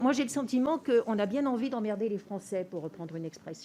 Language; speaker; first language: French; native; French